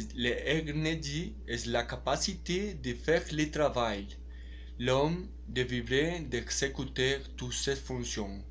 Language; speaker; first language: French; non-native, learner; Spanish